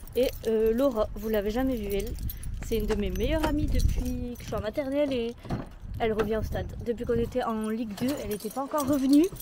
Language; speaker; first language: French; native; French